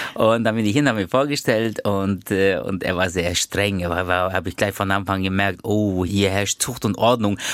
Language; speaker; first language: German; early bilingual, other home language; Turkish